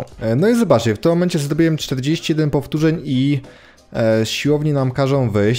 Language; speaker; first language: Polish; native; Polish